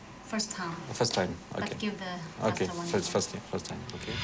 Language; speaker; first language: English; non-native, fluent; French